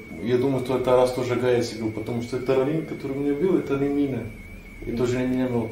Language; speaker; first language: Russian; non-native, learner; Portuguese